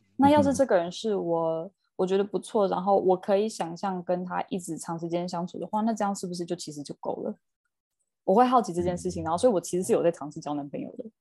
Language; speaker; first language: Chinese; early bilingual, heritage; Chinese